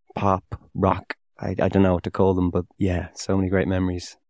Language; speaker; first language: English; native; English